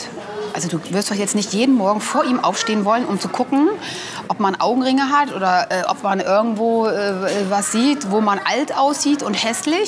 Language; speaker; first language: German; native; German